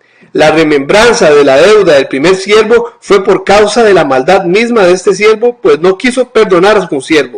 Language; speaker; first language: Spanish; native; Spanish